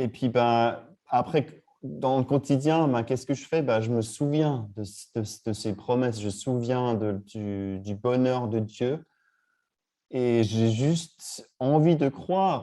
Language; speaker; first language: French; native; French